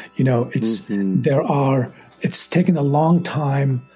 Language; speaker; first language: English; native; English